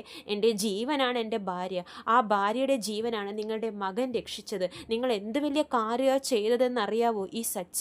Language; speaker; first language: Malayalam; native; Malayalam